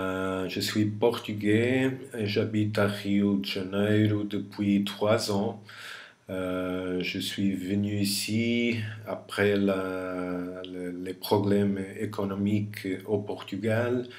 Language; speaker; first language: French; non-native, fluent; Portuguese